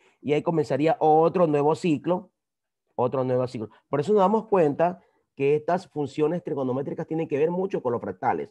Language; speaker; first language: Spanish; native; Spanish